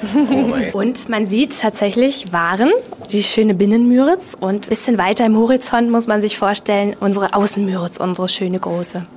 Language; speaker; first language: German; native; German